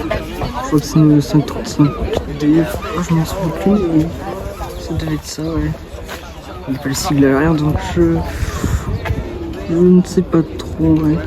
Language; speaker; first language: French; native; French